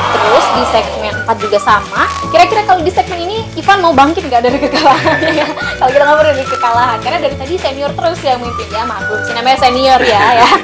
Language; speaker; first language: Indonesian; native; Indonesian